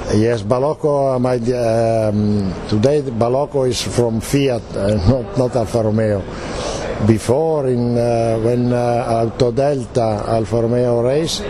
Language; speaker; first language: English; non-native, learner; Italian